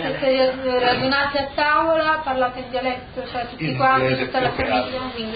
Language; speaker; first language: Italian; native; Italian